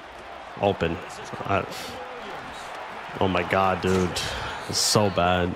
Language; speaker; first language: English; native; English